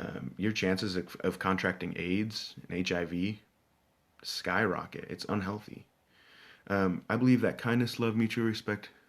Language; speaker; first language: English; native; English